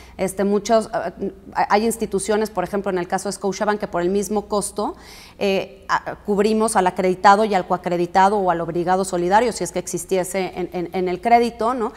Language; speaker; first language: Spanish; native; Spanish